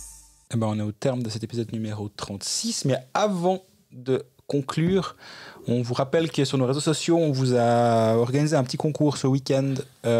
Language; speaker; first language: French; native; French